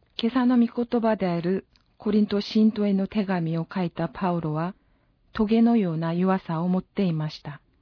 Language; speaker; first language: Japanese; non-native, fluent; Korean